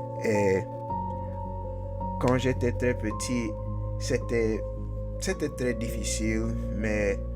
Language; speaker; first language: French; non-native, learner; English